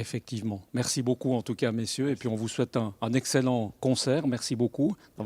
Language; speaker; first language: French; native; French